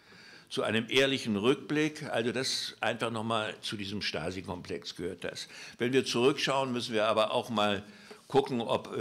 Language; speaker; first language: German; native; German